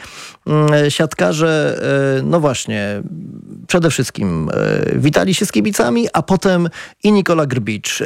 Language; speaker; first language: Polish; native; Polish